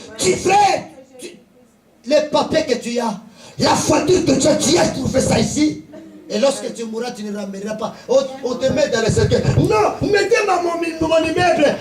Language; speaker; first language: French; non-native, local second language; Lingala